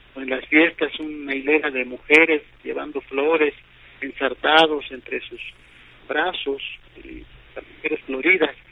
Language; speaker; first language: Spanish; non-native, local second language; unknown